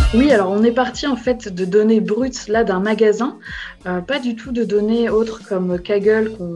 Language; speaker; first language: French; native; French